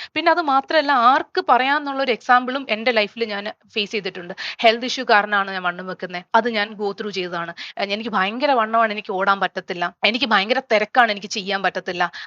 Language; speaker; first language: Malayalam; native; Malayalam